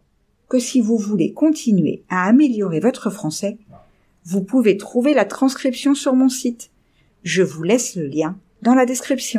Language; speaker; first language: French; native; French